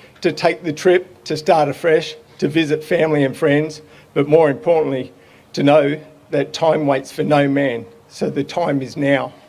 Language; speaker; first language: English; native; English